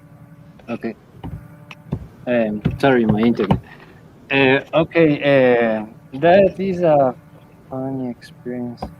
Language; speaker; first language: English; non-native, learner; Spanish